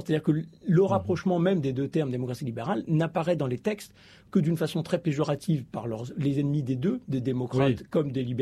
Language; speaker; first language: French; native; French